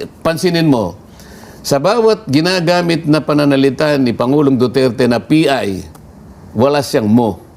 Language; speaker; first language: Filipino; non-native, local second language; Pampanga